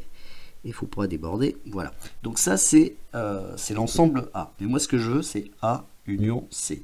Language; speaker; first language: French; native; French